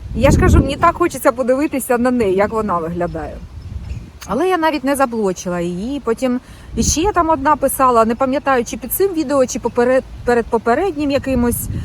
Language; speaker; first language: Ukrainian; non-native, local second language; Russian